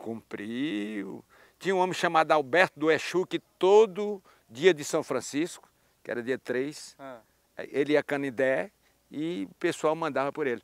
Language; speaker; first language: Portuguese; native; Portuguese